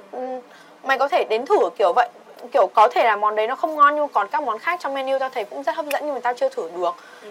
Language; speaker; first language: Vietnamese; native; Vietnamese